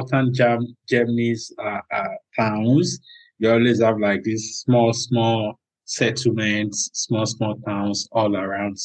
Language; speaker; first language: English; non-native, local second language; Yoruba